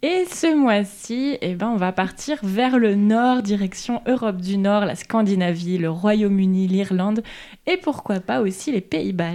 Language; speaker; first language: French; native; French